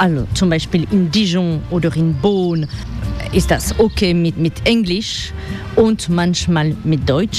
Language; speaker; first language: German; non-native, fluent; French